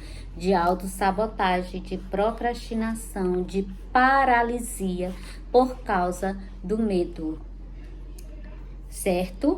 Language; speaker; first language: Portuguese; native; Portuguese